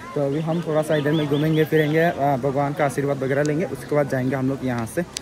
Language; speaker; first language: Hindi; non-native, local second language; Chakma